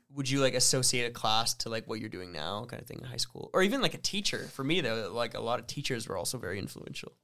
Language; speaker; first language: English; native; English